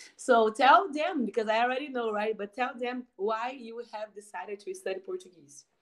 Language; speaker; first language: English; non-native, fluent; Portuguese